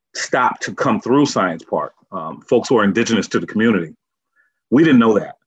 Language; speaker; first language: English; native; English